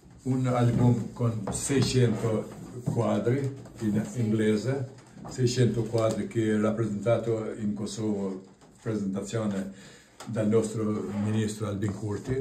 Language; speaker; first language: Italian; non-native, learner; Albanian